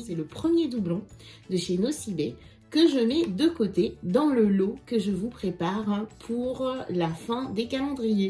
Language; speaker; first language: French; native; French